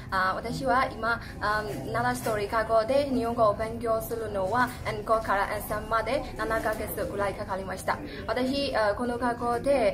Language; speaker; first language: Japanese; non-native, learner; Burmese